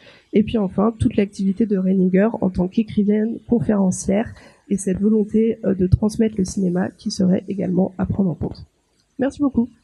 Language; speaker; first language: French; native; French